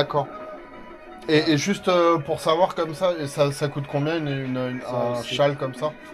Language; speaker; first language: French; native; French